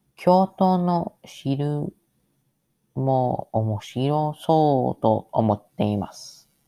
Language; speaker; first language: Japanese; non-native, learner; English